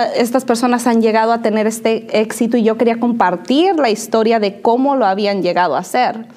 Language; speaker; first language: Spanish; native; Spanish